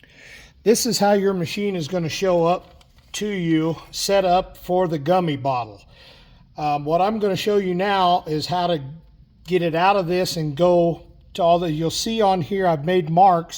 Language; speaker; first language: English; native; English